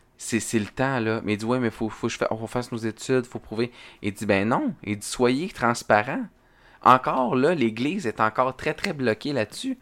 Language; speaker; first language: French; native; French